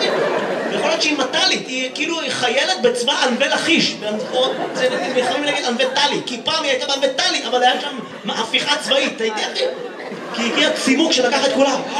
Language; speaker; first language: Hebrew; native; Hebrew